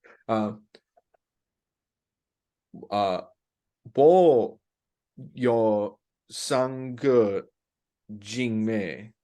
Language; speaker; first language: Chinese; non-native, learner; English